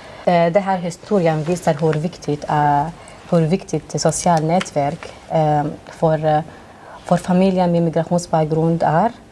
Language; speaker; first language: Swedish; non-native, fluent; Arabic